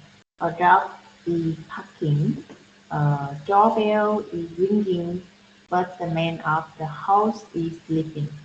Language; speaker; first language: English; non-native, learner; Vietnamese